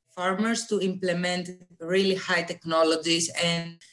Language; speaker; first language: English; non-native, fluent; Greek